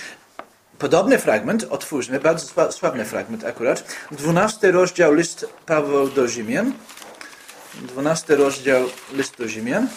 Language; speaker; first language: Polish; non-native, fluent; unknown